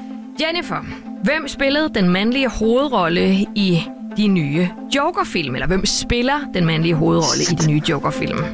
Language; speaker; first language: Danish; native; Danish